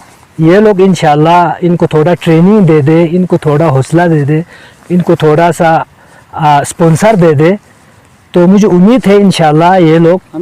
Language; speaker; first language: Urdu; non-native, local second language; Balti